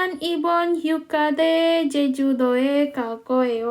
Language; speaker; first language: Korean; non-native, fluent; Indonesian